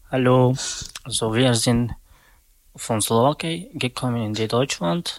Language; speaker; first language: German; non-native, learner; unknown